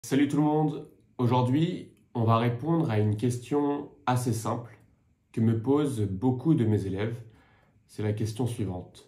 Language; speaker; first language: French; native; French